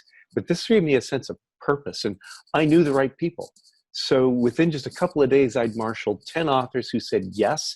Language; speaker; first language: English; native; English